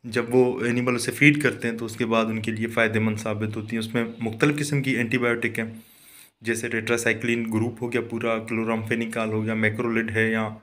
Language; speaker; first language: Urdu; non-native, local second language; Sindhi